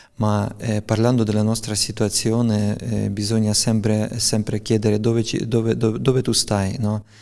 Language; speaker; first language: Italian; non-native, fluent; Ukrainian